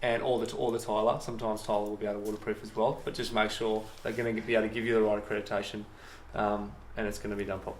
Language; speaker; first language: English; native; English